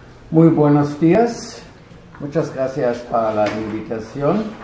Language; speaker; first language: Spanish; non-native, learner; German